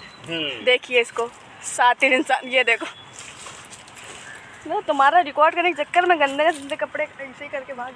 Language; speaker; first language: Hindi; native; Hindi